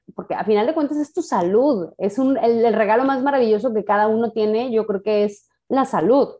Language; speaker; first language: Spanish; native; Spanish